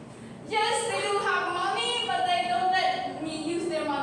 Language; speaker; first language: English; non-native, learner; Vietnamese